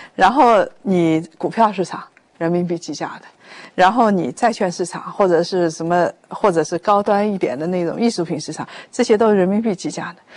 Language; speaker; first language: Chinese; native; Chinese